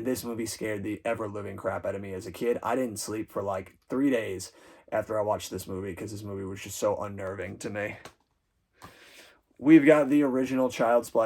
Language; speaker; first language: English; native; English